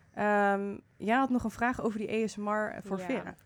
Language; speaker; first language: Dutch; early bilingual, other home language; Indonesian